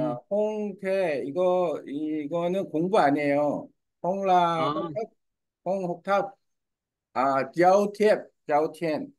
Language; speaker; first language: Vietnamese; non-native, learner; Korean